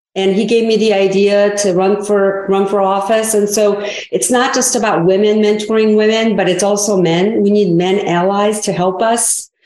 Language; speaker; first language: English; early bilingual, other home language; Korean